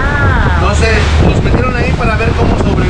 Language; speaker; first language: Spanish; native; Spanish